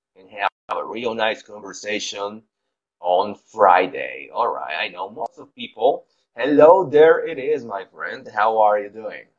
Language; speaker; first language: English; non-native, fluent; Spanish